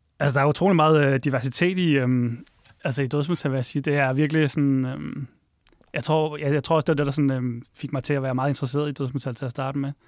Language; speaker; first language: Danish; native; Danish